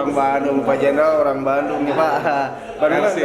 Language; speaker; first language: Indonesian; native; Indonesian